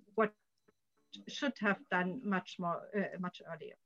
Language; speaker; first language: English; non-native, fluent; German